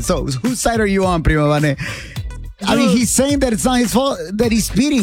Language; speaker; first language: English; early bilingual, other home language; Spanish